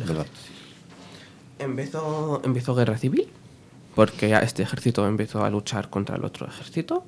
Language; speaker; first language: Spanish; non-native, fluent; Arabic